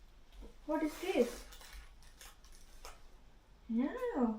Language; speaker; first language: English; non-native, learner; Nepali